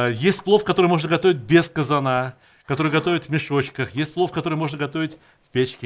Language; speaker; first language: Russian; native; Russian